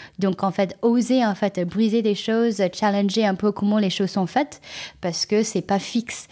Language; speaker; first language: French; non-native, fluent; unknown